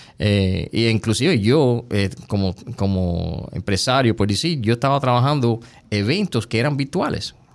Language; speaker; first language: Spanish; early bilingual, heritage; Spanish